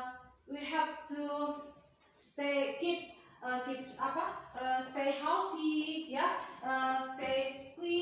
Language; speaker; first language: English; non-native, learner; Indonesian